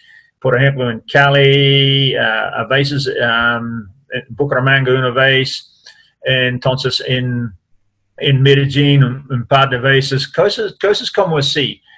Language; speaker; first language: Spanish; non-native, learner; English